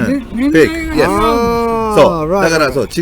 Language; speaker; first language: Japanese; native; Japanese